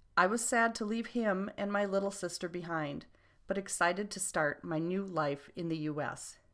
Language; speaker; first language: English; non-native, fluent; French